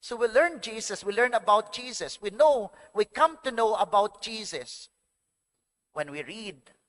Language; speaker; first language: English; non-native, local second language; Filipino